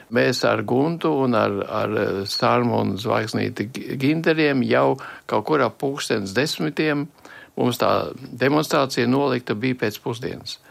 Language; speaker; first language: Latvian; native; Latvian